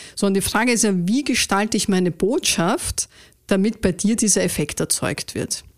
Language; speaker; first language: German; native; German